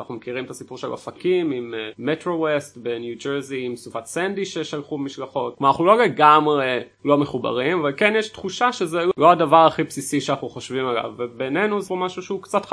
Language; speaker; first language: Hebrew; native; Hebrew